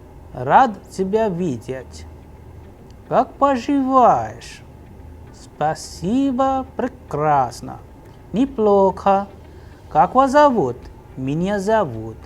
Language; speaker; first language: Russian; non-native, fluent; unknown